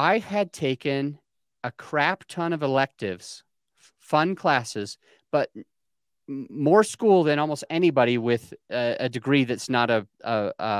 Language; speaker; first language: English; native; English